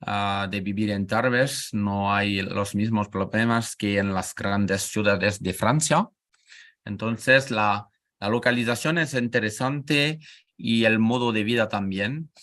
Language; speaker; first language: Spanish; non-native, learner; French